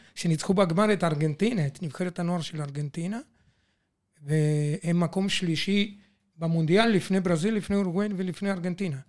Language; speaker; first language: Hebrew; non-native, fluent; Spanish